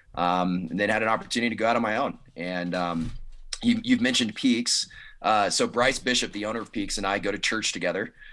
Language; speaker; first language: English; native; English